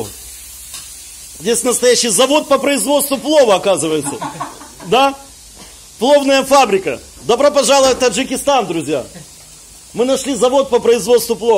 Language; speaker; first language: Russian; native; Russian